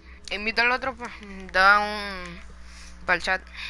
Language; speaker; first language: Spanish; early bilingual, heritage; Spanish